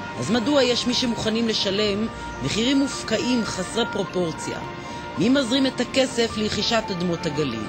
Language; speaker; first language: Hebrew; native; Hebrew